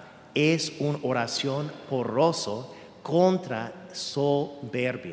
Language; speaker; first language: Spanish; non-native, fluent; English